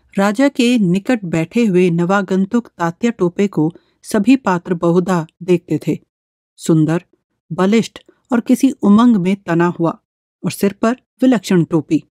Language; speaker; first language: Hindi; native; Hindi